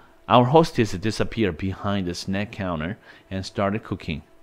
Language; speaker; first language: English; non-native, fluent; Korean